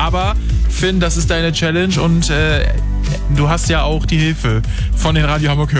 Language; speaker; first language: German; native; German